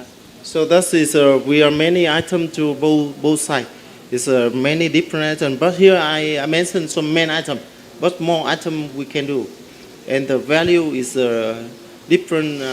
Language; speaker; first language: English; non-native, learner; Vietnamese